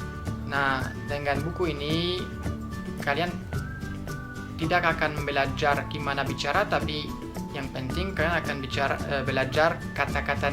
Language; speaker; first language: Indonesian; non-native, fluent; French